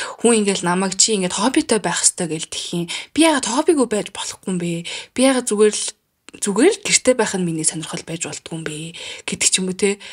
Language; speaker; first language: Mongolian; native; Mongolian